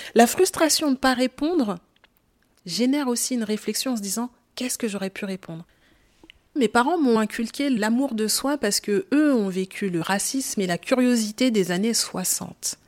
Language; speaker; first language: French; native; French